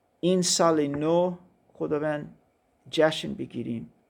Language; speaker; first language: Persian; non-native, learner; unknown